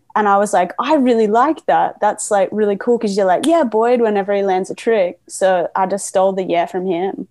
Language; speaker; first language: English; native; English